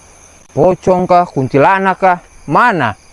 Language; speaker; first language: Malay; native; Malay